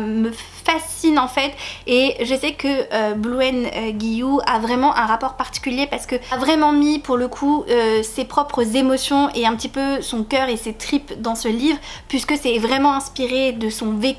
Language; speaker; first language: French; native; French